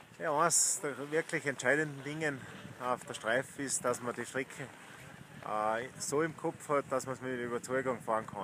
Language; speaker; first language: German; native; German